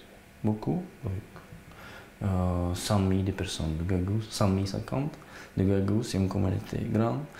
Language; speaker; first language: French; non-native, learner; Gagauz